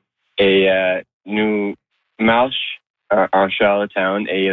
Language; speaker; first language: French; non-native, local second language; English